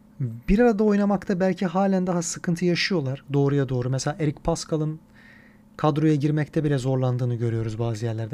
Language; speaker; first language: Turkish; native; Turkish